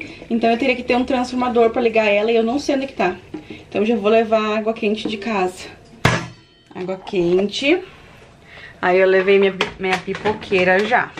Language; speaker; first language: Portuguese; native; Portuguese